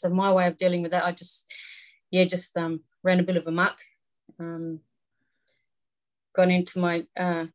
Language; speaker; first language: English; native; English